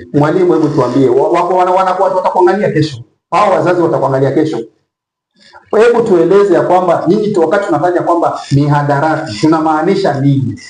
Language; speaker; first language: Swahili; native; Swahili